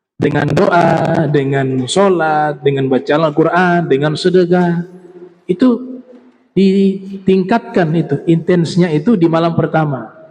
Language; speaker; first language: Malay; native; Malay